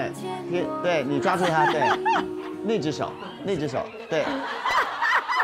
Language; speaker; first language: Chinese; native; Chinese